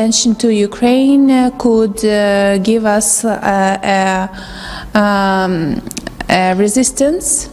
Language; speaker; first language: English; non-native, local second language; Ukrainian